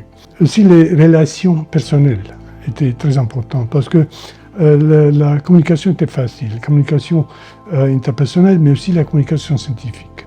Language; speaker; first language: French; non-native, fluent; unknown